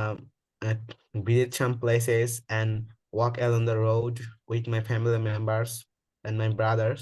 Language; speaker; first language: English; non-native, learner; Bangla